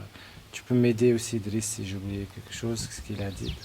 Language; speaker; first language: French; non-native, local second language; Arabic